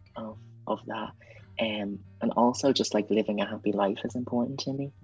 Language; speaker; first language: English; native; English